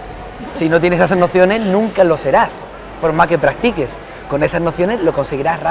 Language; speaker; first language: Spanish; native; Spanish